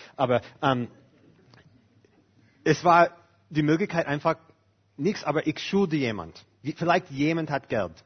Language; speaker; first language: German; non-native, fluent; English